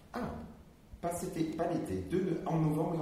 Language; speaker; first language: French; native; French